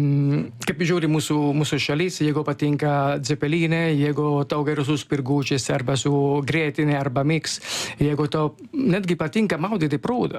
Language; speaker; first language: Lithuanian; non-native, learner; Italian